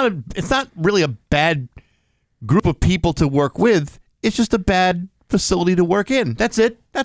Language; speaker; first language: English; native; English